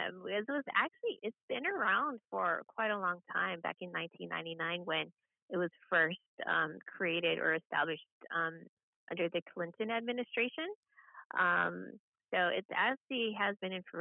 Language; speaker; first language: English; native; English